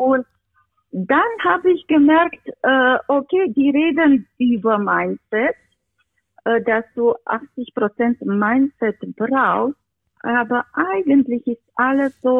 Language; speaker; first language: German; non-native, fluent; Romanian